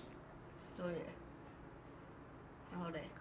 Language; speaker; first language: Chinese; native; Chinese